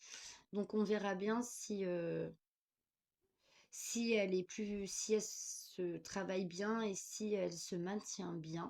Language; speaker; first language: French; native; French